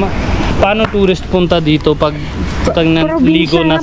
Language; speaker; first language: Filipino; non-native, learner; Hindi